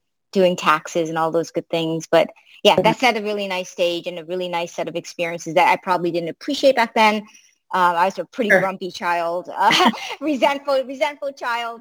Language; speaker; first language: English; early bilingual, other home language; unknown